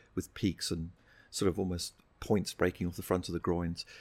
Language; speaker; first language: English; native; English